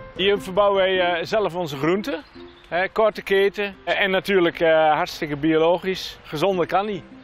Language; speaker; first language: Dutch; native; Dutch